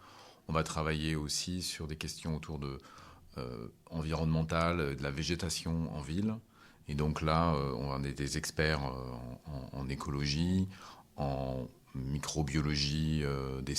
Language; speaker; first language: French; native; French